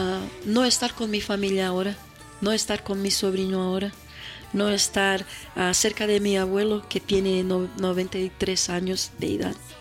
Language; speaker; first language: Spanish; non-native, fluent; Portuguese